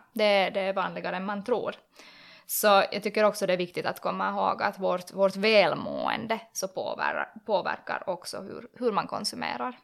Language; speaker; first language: Swedish; native; Swedish